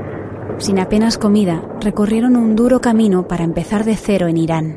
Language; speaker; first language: Spanish; native; Spanish